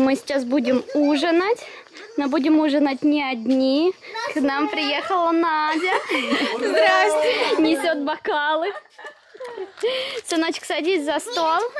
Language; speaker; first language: Russian; native; Russian